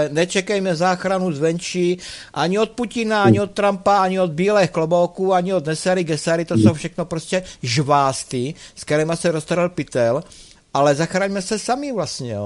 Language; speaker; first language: Czech; native; Czech